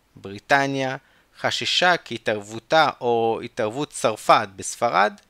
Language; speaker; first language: Hebrew; non-native, fluent; Russian